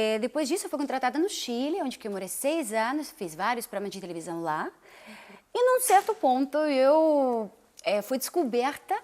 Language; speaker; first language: Portuguese; non-native, fluent; Russian